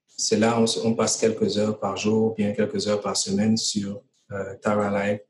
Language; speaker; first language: French; native; French